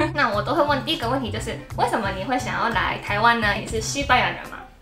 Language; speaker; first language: Chinese; non-native, fluent; Japanese